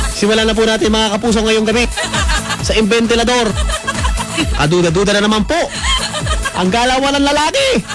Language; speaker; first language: Filipino; native; Filipino